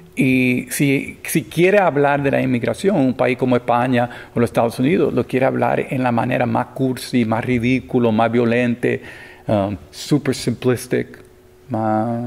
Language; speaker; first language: Spanish; early bilingual, heritage; Spanish